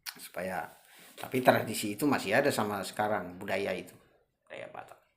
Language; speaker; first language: Indonesian; non-native, local second language; Batak Toba